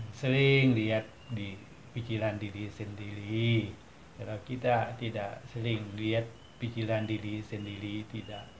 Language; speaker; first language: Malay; non-native, learner; Thai